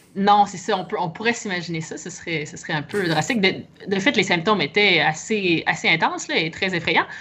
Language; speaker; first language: French; native; French